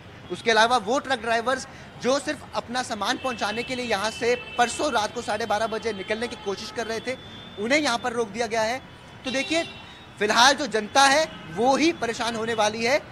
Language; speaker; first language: Hindi; native; Hindi